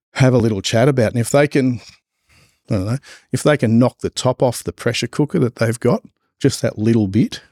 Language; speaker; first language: English; native; English